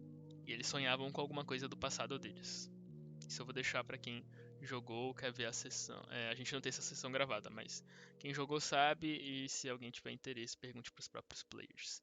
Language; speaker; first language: Portuguese; native; Portuguese